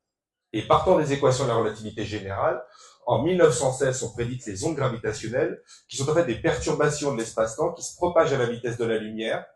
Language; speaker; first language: French; native; French